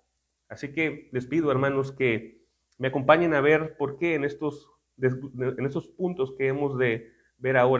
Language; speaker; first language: Spanish; native; Spanish